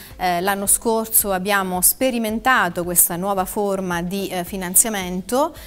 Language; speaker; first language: Italian; native; Italian